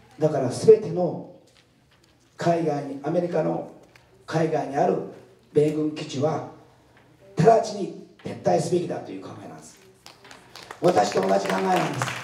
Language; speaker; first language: Japanese; native; Japanese